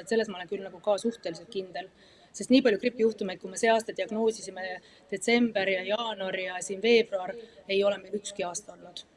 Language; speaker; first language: Estonian; native; Estonian